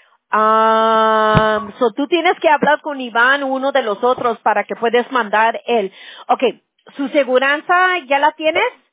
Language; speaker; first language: Spanish; early bilingual, heritage; Spanish